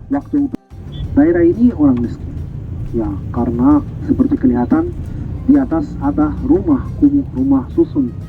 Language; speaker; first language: Indonesian; non-native, fluent; Arabic